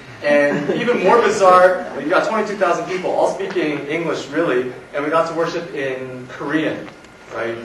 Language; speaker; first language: English; native; English